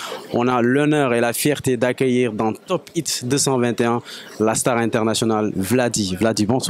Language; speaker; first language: French; non-native, local second language; Wolof